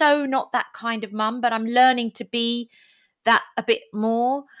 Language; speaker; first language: English; early bilingual, other home language; Greek